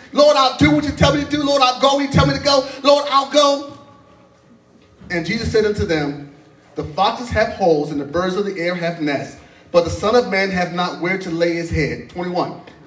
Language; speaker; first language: English; native; English